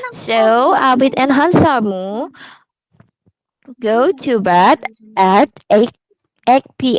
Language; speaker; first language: English; non-native, fluent; Indonesian